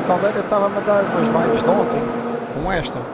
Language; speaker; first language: Portuguese; native; Portuguese